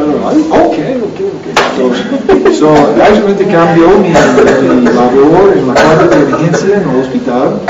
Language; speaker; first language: Spanish; non-native, learner; English